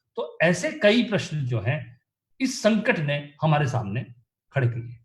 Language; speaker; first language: Hindi; native; Hindi